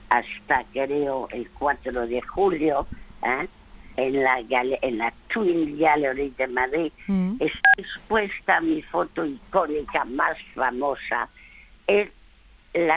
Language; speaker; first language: Spanish; early bilingual, other home language; French